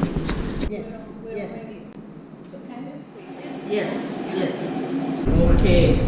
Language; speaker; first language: English; non-native, learner; Thai